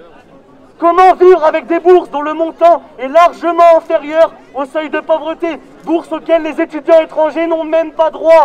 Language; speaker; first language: French; native; French